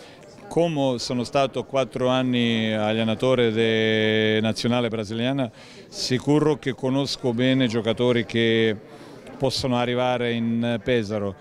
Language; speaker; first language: Italian; non-native, learner; Croatian